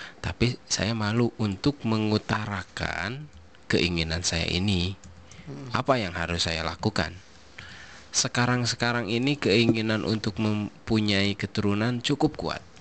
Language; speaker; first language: Indonesian; native; Indonesian